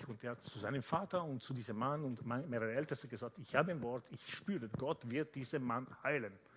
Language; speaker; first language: German; non-native, fluent; Italian